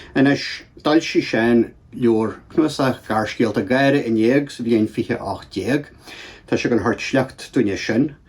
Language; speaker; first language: Irish; native; Irish